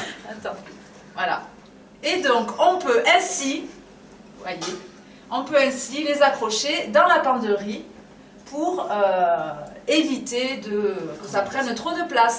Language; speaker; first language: French; native; French